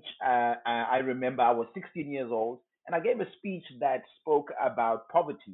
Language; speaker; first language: English; non-native, local second language; Shona